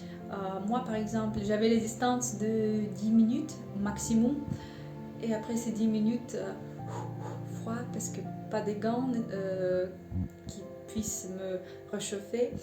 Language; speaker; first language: French; non-native, learner; Russian